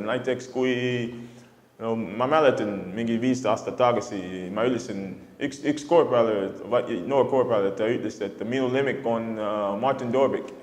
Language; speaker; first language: Estonian; non-native, fluent; English